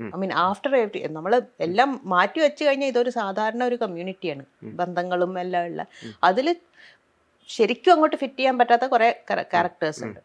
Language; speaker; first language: Malayalam; native; Malayalam